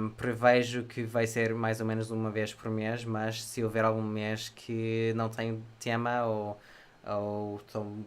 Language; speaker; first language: Portuguese; non-native, fluent; English